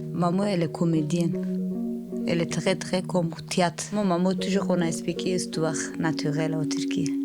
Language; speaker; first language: French; non-native, learner; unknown